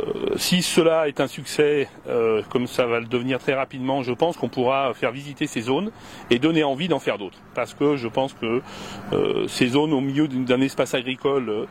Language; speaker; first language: French; native; French